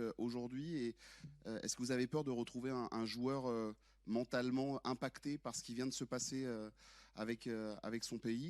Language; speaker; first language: French; native; French